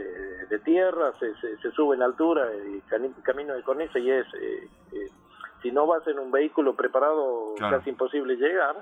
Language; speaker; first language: Spanish; native; Spanish